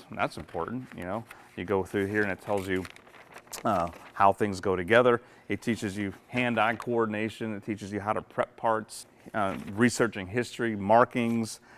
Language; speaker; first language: English; native; English